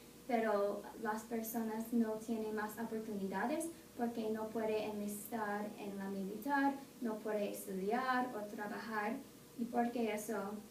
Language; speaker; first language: Spanish; non-native, learner; English